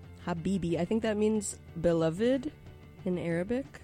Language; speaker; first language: English; native; English